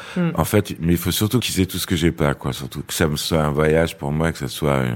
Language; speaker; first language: French; native; French